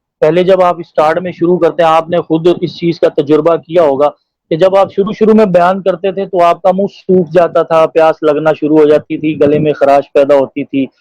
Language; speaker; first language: Urdu; non-native, local second language; Punjabi